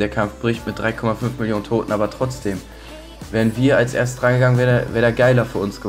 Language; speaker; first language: German; native; German